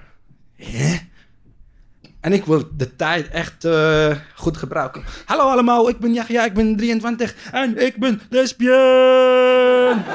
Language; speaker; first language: Dutch; non-native, learner; Arabic